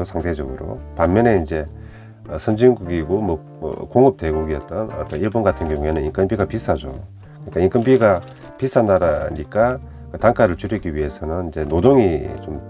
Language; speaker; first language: Korean; native; Korean